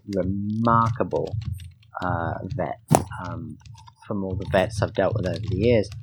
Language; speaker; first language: English; native; English